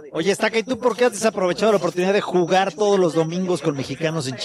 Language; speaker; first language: Spanish; native; Spanish